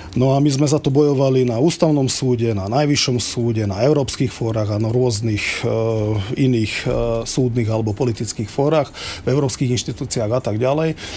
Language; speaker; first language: Slovak; non-native, local second language; Hungarian